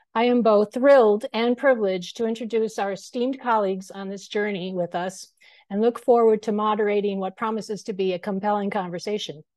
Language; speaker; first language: English; native; English